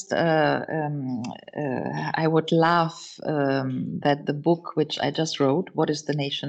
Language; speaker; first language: English; non-native, fluent; German